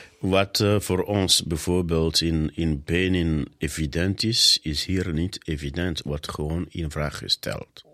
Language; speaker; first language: Dutch; non-native, fluent; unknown